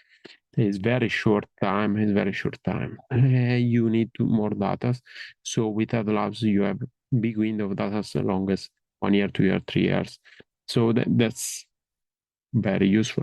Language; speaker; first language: English; non-native, fluent; Italian